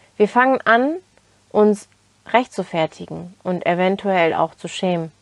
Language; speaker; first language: German; early bilingual, other home language; Turkish